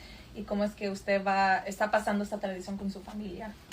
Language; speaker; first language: Spanish; early bilingual, other home language; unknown